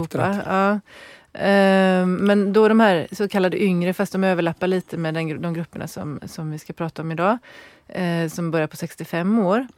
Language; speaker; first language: Swedish; native; Swedish